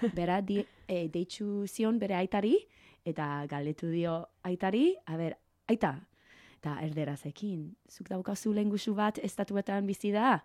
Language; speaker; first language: Basque; non-native, learner; English